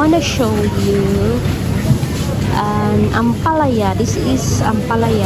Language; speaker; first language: Filipino; native; Filipino